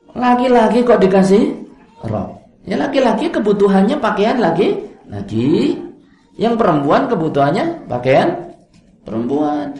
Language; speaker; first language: Indonesian; non-native, local second language; Javanese